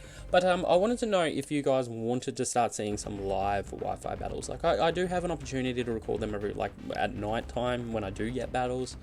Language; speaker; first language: English; native; English